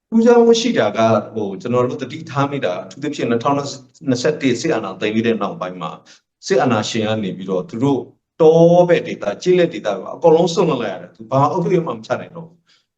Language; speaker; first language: Burmese; non-native, local second language; S'gaw Karen